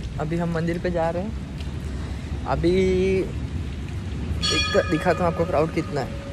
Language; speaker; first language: Hindi; non-native, local second language; Gujarati